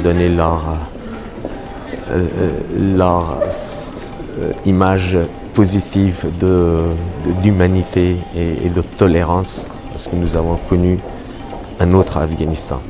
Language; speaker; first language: French; non-native, fluent; Persian